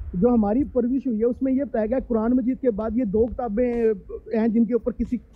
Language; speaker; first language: Urdu; native; Urdu